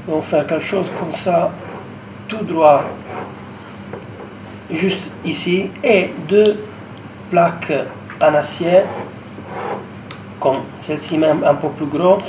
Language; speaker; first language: French; non-native, fluent; Italian